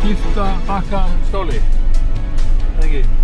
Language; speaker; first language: Icelandic; native; Icelandic